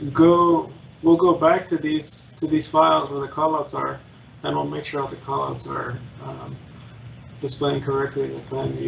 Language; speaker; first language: English; native; English